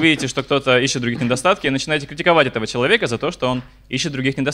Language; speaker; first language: Russian; native; Russian